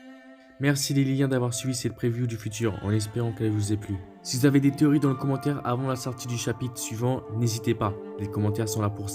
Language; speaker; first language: French; native; French